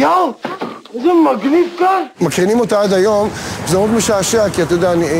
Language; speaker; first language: Hebrew; native; Hebrew